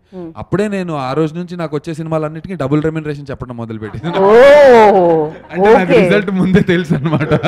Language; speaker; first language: Telugu; native; Telugu